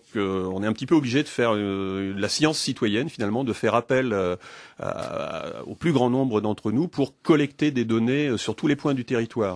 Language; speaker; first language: French; native; French